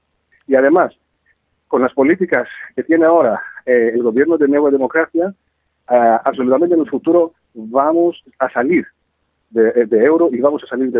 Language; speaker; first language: Spanish; non-native, fluent; Greek